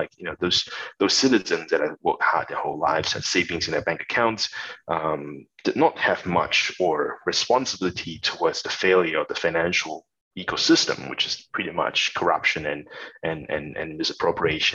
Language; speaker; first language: English; non-native, local second language; Chinese